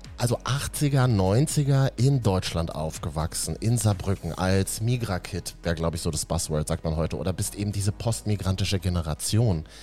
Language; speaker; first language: German; native; German